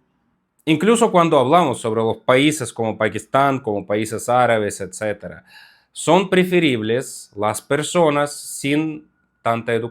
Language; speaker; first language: Spanish; non-native, fluent; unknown